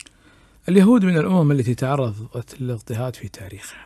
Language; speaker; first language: Arabic; native; Arabic